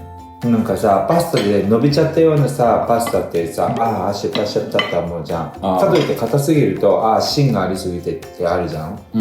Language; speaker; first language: Japanese; native; Japanese